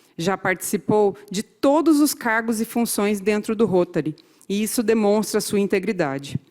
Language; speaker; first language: Portuguese; native; Portuguese